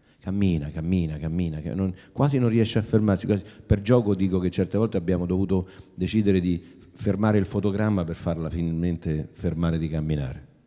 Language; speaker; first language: Italian; native; Italian